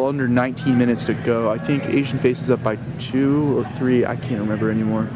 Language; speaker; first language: English; native; English